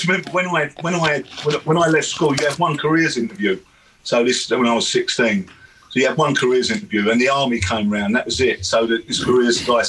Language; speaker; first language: English; native; English